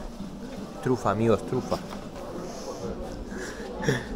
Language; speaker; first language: English; non-native, learner; Spanish